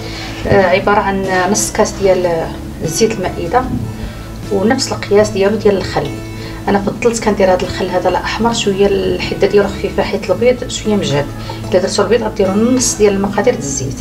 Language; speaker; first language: Arabic; native; Arabic